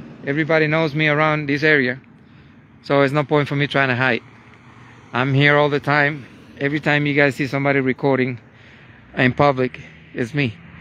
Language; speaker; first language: English; non-native, fluent; Spanish